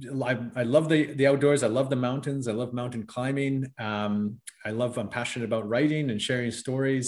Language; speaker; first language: English; native; English